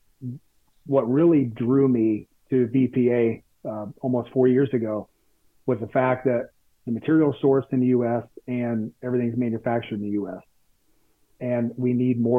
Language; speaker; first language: English; native; English